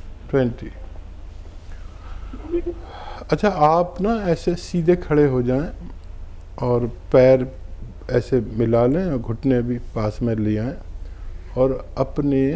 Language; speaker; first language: Hindi; native; Hindi